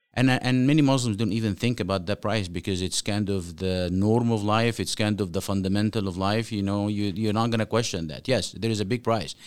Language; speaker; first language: English; non-native, fluent; Arabic